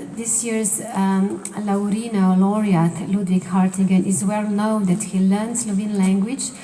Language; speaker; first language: English; non-native, fluent; Slovenian